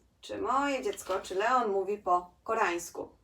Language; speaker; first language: Polish; native; Polish